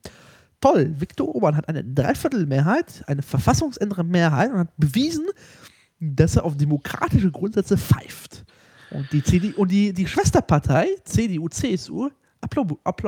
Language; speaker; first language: German; native; German